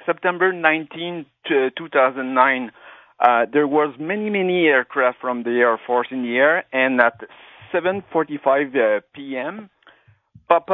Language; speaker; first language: English; non-native, fluent; French